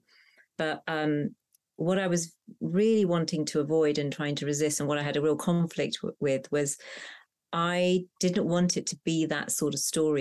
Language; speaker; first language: English; non-native, local second language; Punjabi